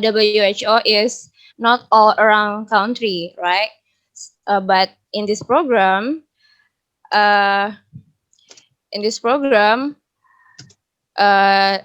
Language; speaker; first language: English; non-native, learner; Indonesian